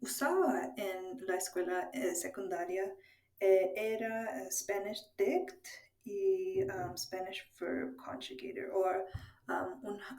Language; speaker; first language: Spanish; non-native, fluent; English